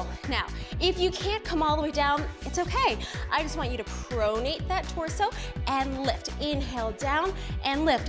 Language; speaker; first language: English; native; English